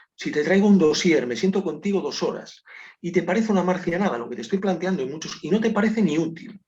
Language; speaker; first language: Spanish; non-native, local second language; Galician